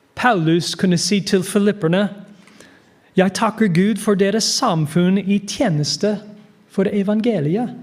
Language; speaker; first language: Norwegian; non-native, fluent; English